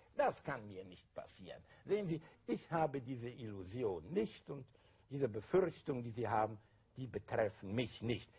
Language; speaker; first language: German; native; German